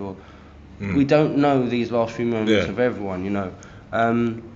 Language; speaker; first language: English; native; English